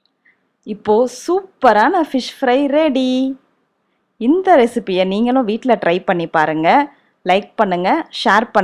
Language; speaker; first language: Tamil; native; Tamil